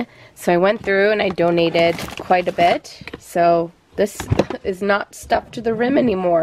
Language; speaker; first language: English; native; English